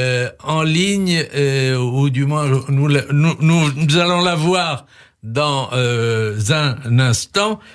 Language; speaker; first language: French; native; French